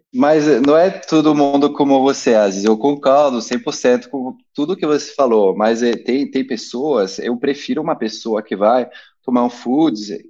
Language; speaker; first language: Portuguese; non-native, fluent; French